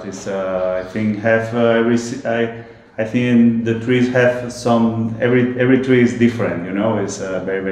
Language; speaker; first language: English; non-native, learner; Spanish